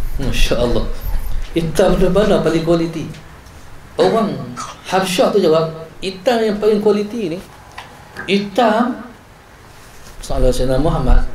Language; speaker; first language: Malay; native; Malay